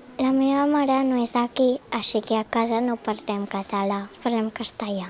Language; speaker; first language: Catalan; non-native, local second language; Spanish